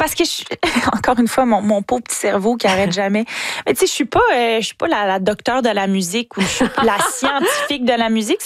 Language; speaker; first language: French; native; French